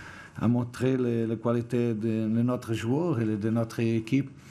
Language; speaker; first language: French; non-native, fluent; Portuguese